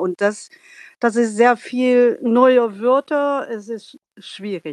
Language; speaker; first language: German; non-native, learner; Vietnamese